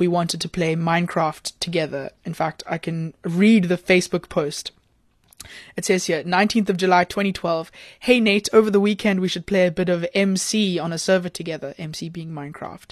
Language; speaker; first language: English; native; English